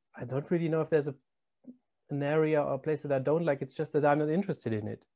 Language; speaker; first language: English; non-native, fluent; German